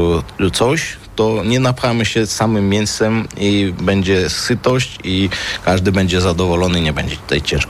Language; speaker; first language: Polish; non-native, fluent; Armenian